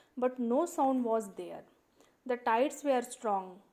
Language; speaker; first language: English; non-native, local second language; Marathi